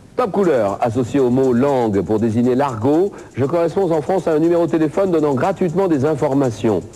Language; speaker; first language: French; native; French